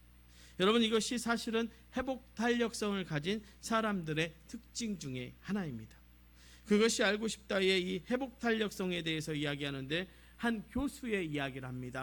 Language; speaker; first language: Korean; native; Korean